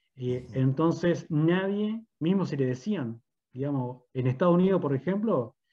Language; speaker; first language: Spanish; native; Spanish